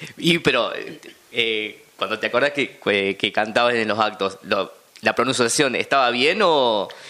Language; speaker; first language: Spanish; native; Spanish